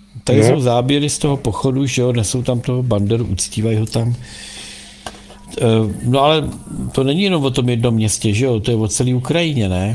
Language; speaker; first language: Czech; native; Czech